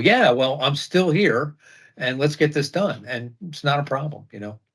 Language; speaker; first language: English; native; English